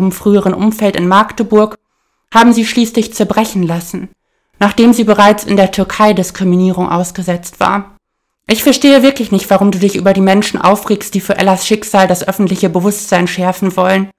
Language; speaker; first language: German; native; German